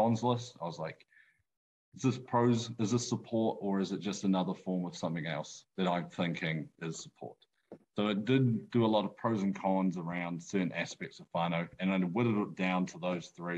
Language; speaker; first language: English; native; English